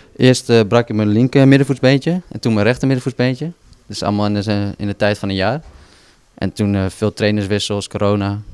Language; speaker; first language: Dutch; native; Dutch